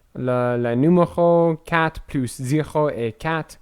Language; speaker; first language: French; non-native, learner; English